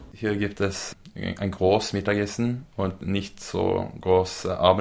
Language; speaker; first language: German; non-native, learner; Norwegian